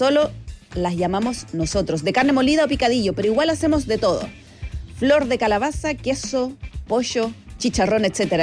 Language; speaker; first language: Spanish; native; Spanish